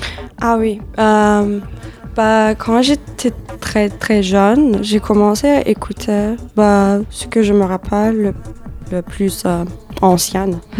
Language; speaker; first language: French; non-native, fluent; Turkish